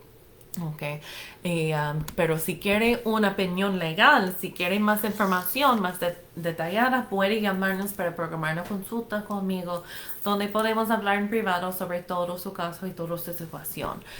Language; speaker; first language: Spanish; non-native, fluent; English